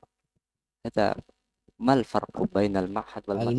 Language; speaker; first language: Indonesian; native; Indonesian